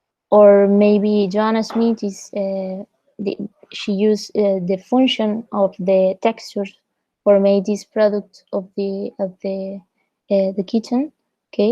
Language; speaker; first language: English; non-native, fluent; Spanish